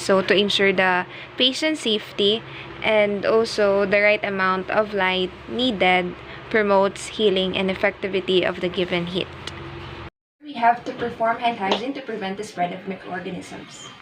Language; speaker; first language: English; non-native, local second language; Filipino